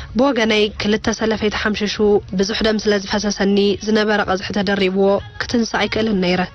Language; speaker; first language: Tigrinya; native; Tigrinya